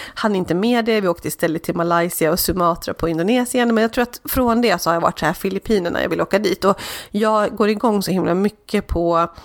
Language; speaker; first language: Swedish; native; Swedish